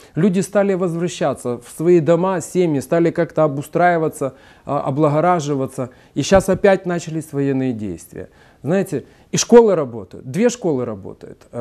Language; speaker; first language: Russian; native; Russian